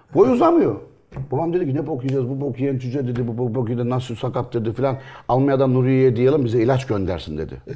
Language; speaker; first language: Turkish; native; Turkish